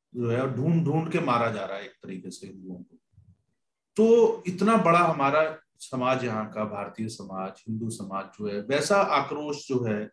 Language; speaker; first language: Hindi; native; Hindi